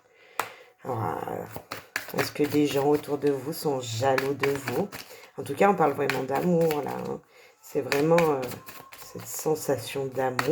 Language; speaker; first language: French; native; French